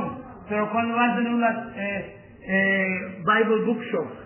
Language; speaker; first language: Spanish; non-native, learner; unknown